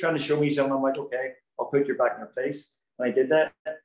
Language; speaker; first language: English; native; English